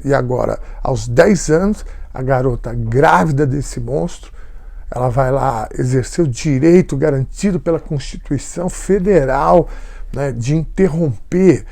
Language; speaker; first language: Portuguese; native; Portuguese